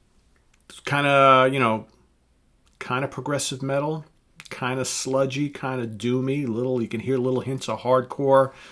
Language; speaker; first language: English; native; English